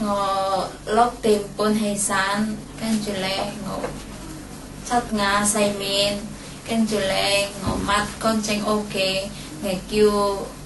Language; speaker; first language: Cantonese; non-native, learner; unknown